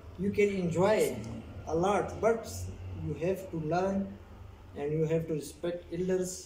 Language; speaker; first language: English; non-native, fluent; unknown